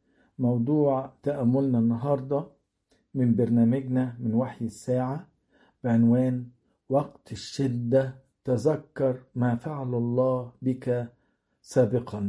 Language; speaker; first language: Arabic; native; Arabic